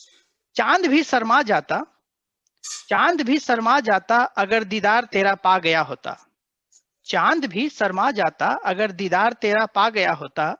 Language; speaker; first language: Hindi; native; Hindi